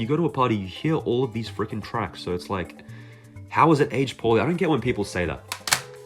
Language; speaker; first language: English; native; English